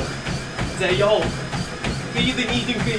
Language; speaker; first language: Chinese; non-native, learner; Russian